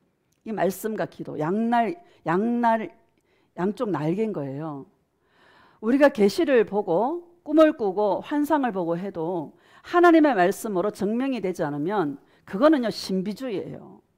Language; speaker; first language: Korean; native; Korean